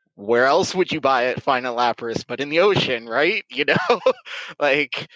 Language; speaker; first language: English; native; English